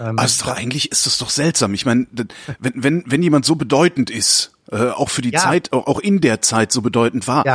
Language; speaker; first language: German; native; German